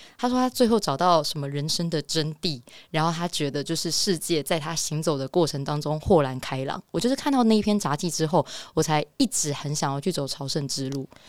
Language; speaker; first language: Chinese; native; Chinese